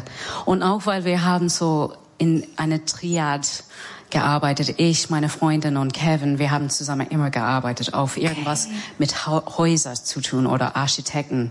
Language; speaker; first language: German; non-native, learner; English